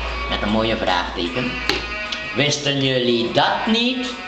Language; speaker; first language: Dutch; non-native, local second language; Papiamento